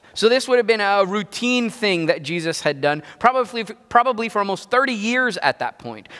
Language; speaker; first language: English; native; English